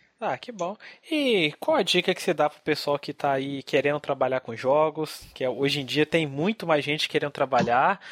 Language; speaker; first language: Portuguese; native; Portuguese